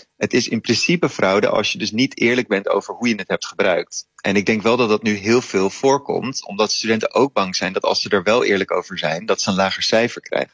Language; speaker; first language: Dutch; native; Dutch